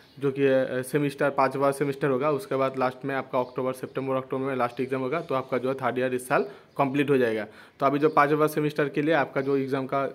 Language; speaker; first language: Hindi; non-native, local second language; Bangla